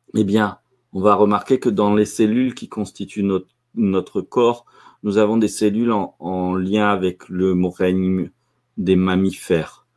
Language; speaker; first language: French; native; French